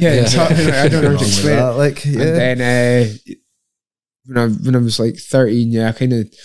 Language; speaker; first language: English; native; English